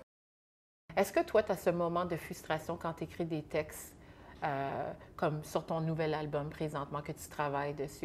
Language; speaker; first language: French; native; French